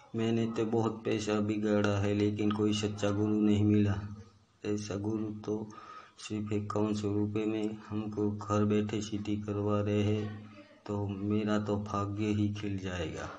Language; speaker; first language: Hindi; non-native, local second language; Gujarati